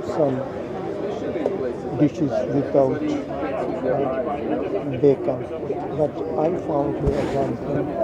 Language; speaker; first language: English; non-native, fluent; Urdu